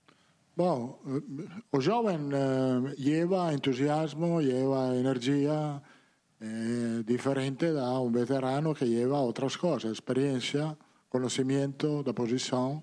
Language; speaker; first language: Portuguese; non-native, learner; Italian